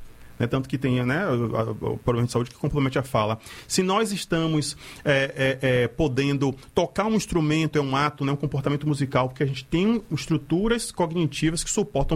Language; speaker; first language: Portuguese; native; Portuguese